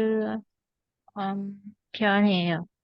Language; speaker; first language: Korean; non-native, learner; Vietnamese